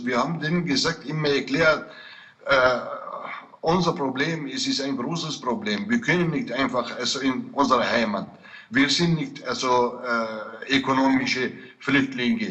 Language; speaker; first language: German; non-native, fluent; Kurdish